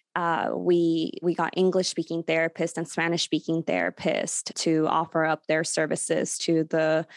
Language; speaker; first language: English; native; English